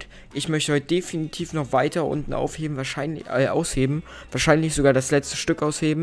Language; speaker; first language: German; native; German